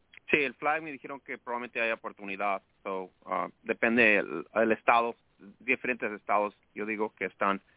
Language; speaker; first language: Spanish; early bilingual, heritage; Spanish